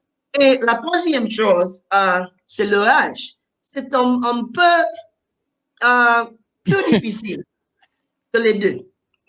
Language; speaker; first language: French; non-native, fluent; English